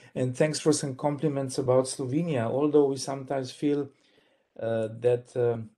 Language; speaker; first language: English; non-native, fluent; Slovenian